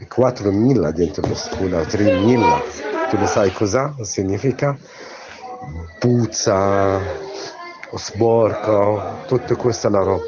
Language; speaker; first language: Italian; non-native, learner; Arabic